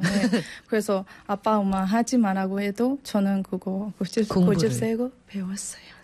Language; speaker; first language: Korean; non-native, learner; Burmese